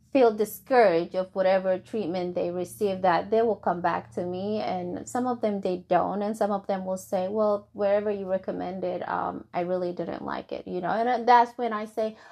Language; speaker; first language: English; non-native, fluent; Somali